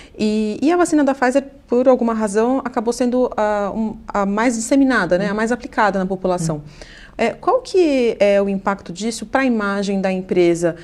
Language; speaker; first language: Portuguese; native; Portuguese